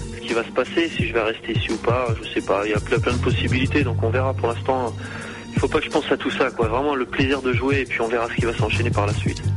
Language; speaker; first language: French; native; French